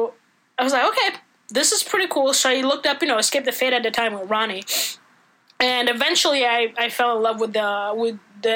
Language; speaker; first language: English; non-native, fluent; Italian